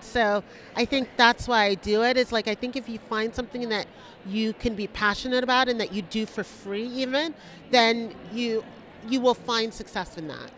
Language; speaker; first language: English; early bilingual, other home language; Spanish